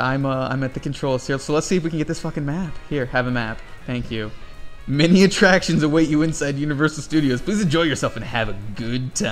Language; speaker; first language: English; native; English